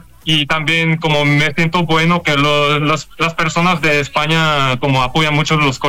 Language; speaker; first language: Spanish; non-native, fluent; Korean